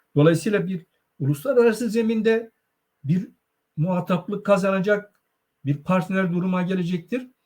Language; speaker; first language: Turkish; non-native, local second language; Zaza